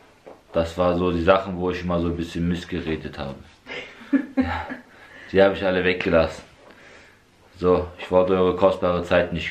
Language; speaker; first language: German; early bilingual, other home language; Turkish